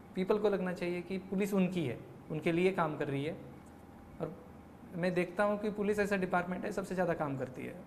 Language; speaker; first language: Hindi; non-native, local second language; Marathi